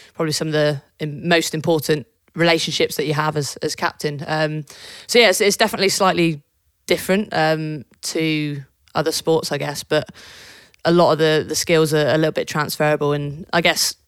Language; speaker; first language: English; native; English